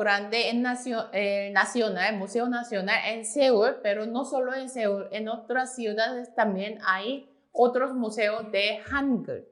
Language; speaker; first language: Spanish; non-native, fluent; Korean